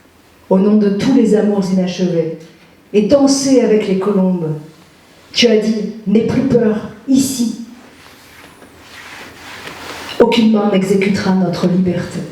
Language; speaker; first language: French; native; French